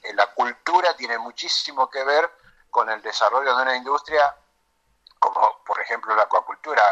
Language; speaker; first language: Spanish; native; Spanish